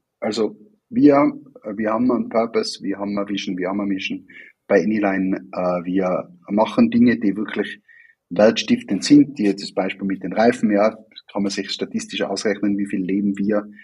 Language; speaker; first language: German; native; German